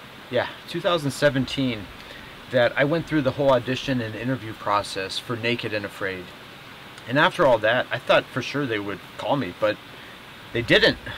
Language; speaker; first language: English; native; English